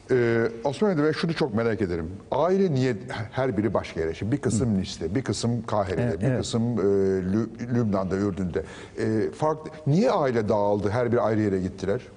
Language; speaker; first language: Turkish; native; Turkish